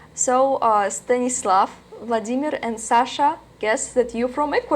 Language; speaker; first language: English; non-native, learner; Russian